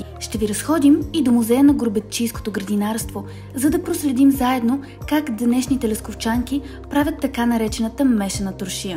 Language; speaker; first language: Bulgarian; native; Bulgarian